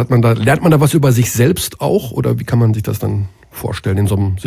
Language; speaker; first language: German; native; German